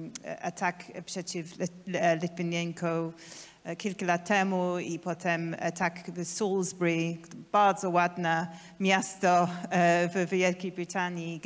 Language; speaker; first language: Polish; non-native, learner; English